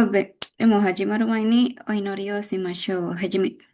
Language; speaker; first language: Japanese; non-native, fluent; Indonesian